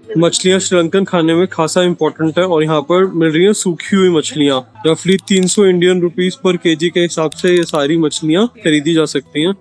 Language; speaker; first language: Hindi; native; Hindi